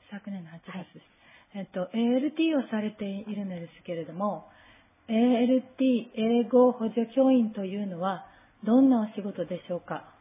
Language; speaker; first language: Japanese; native; Japanese